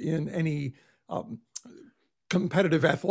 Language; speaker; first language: English; native; English